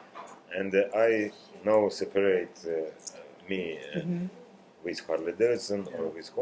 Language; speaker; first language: English; non-native, learner; Russian